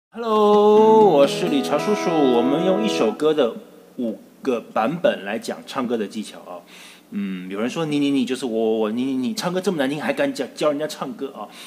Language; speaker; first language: Chinese; native; Chinese